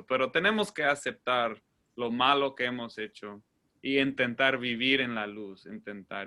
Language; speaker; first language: Spanish; non-native, fluent; English